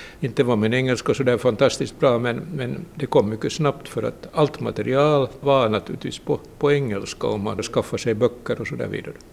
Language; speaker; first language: Swedish; native; Swedish